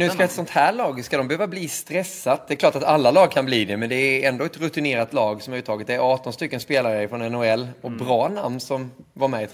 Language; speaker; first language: Swedish; native; Swedish